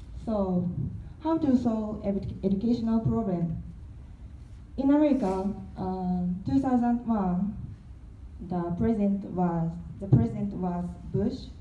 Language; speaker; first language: English; non-native, learner; Korean